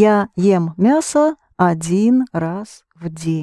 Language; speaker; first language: Russian; non-native, fluent; English